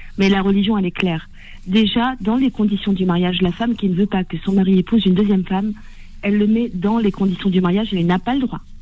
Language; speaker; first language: French; early bilingual, other home language; Arabic